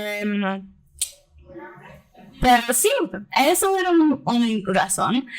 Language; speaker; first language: Spanish; early bilingual, heritage; Spanish